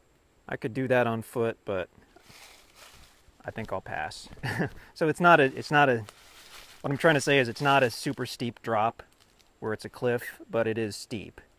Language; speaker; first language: English; native; English